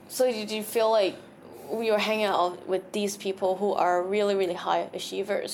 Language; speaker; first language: English; non-native, fluent; Thai